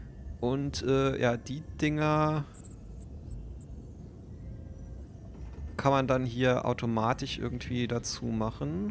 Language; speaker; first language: German; native; German